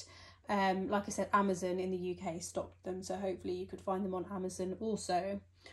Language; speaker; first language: English; native; English